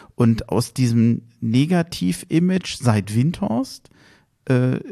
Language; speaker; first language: German; native; German